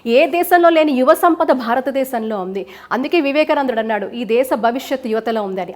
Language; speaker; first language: Telugu; native; Telugu